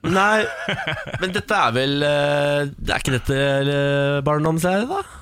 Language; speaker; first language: Norwegian; native; Norwegian